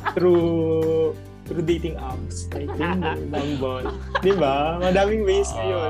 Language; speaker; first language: Filipino; native; Filipino